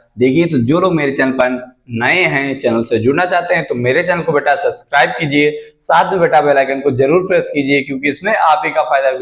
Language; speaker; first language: Hindi; native; Hindi